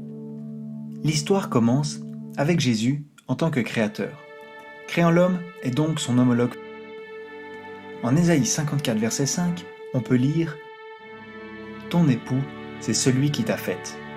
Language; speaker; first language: French; native; French